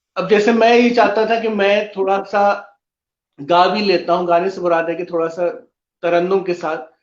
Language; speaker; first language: Urdu; native; Urdu